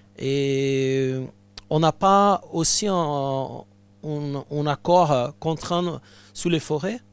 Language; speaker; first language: French; non-native, fluent; Portuguese